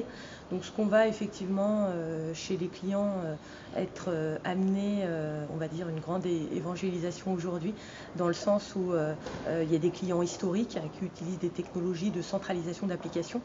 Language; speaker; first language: French; native; French